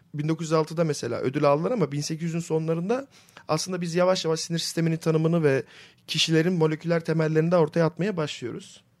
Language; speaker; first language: Turkish; native; Turkish